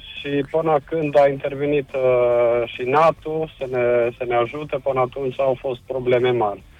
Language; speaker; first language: Romanian; non-native, fluent; Albanian